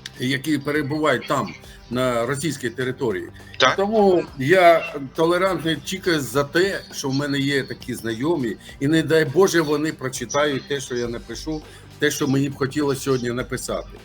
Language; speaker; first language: Ukrainian; non-native, local second language; Russian